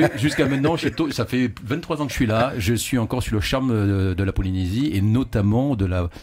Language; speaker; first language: French; native; French